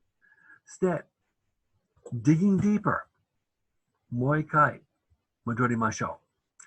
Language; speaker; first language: Japanese; non-native, learner; English